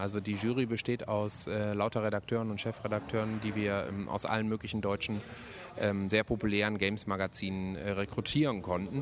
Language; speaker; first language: German; native; German